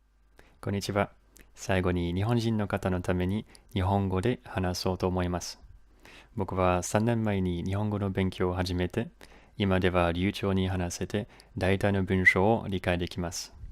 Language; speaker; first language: Japanese; non-native, fluent; French